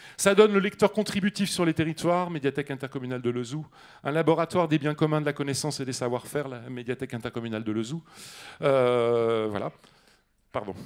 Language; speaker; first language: French; native; French